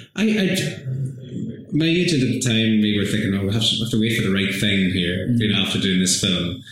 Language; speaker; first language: English; native; English